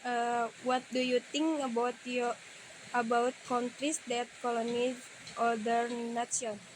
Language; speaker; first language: English; non-native, learner; Indonesian